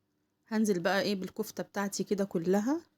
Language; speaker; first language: Arabic; native; Arabic